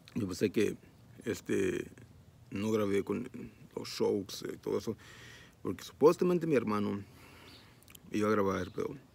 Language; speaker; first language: Spanish; early bilingual, heritage; Spanish